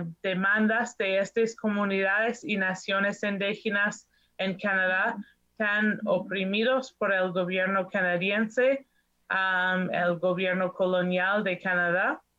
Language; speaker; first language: Spanish; non-native, fluent; English